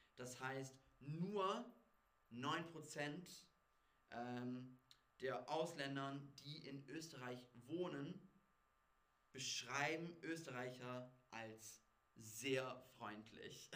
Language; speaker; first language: German; non-native, fluent; English